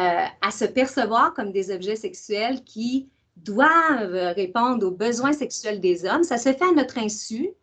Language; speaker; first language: French; native; French